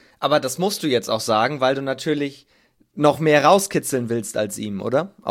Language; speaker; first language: German; native; German